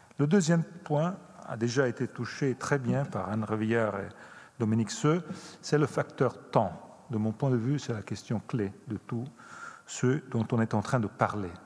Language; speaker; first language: French; non-native, fluent; Italian